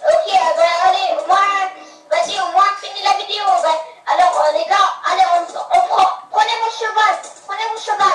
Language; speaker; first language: French; native; French